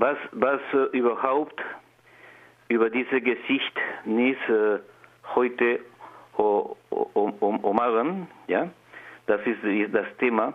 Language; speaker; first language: German; non-native, learner; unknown